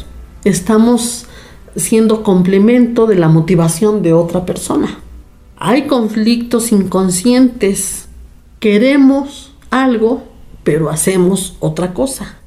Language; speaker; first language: Spanish; native; Spanish